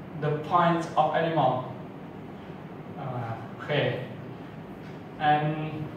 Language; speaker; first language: English; non-native, learner; Thai